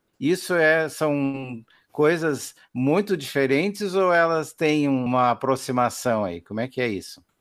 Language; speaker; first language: Portuguese; native; Portuguese